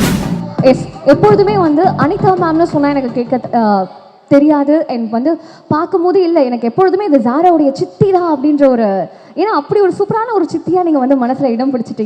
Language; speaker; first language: Tamil; native; Tamil